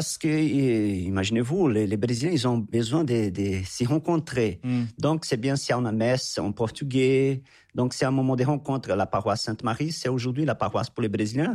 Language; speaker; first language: French; non-native, fluent; Portuguese